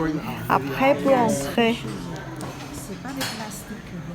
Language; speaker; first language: French; non-native, learner; Chinese